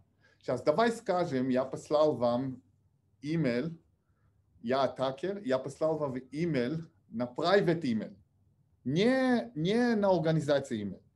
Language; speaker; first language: Russian; early bilingual, heritage; Russian